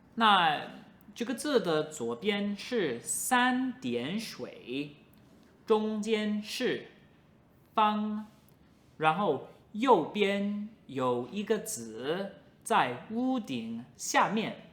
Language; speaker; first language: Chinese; non-native, fluent; English